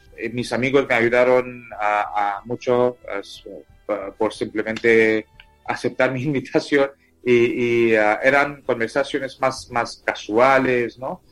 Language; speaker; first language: Spanish; non-native, fluent; Tamil